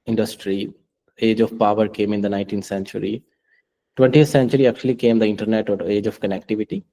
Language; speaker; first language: English; non-native, local second language; Punjabi